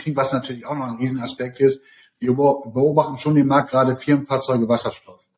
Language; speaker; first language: German; native; German